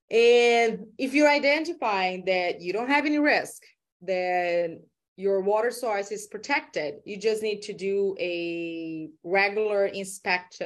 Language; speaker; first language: English; non-native, fluent; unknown